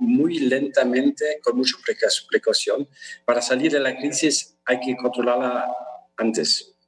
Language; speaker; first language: Spanish; non-native, fluent; German